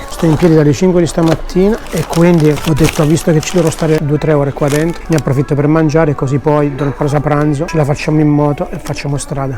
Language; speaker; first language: Italian; native; Italian